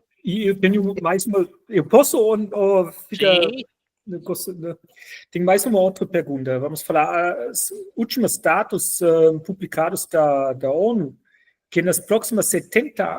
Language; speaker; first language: Portuguese; non-native, fluent; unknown